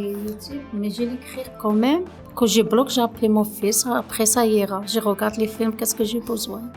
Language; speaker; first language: French; non-native, learner; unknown